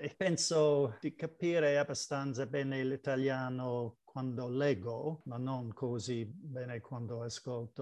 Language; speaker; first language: Italian; non-native, learner; English